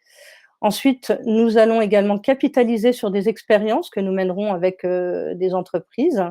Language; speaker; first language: French; native; French